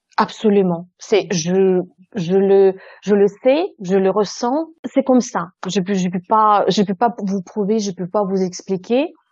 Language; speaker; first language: French; non-native, fluent; Russian